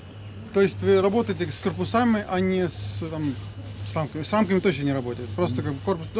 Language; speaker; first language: Russian; non-native, fluent; Estonian